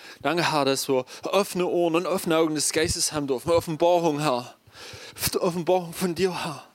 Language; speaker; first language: German; native; German